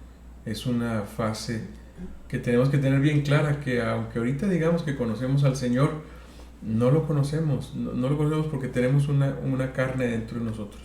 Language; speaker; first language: Spanish; native; Spanish